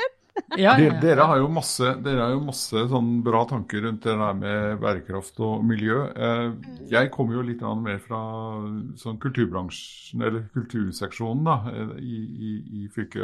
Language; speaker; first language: Norwegian; native; Norwegian